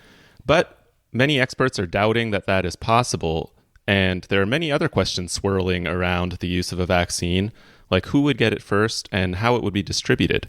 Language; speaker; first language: English; native; English